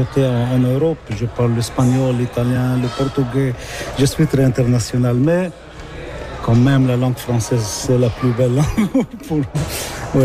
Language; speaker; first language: French; non-native, local second language; Arabic